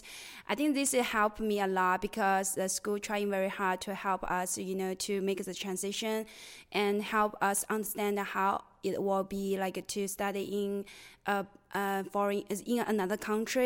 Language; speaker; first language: English; non-native, fluent; Chinese